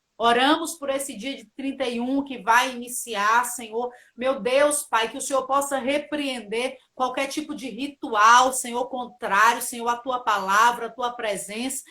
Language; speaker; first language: Portuguese; native; Portuguese